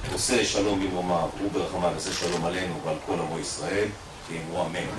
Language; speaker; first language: Hebrew; native; Hebrew